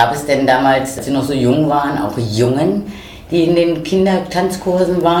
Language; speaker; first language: German; native; German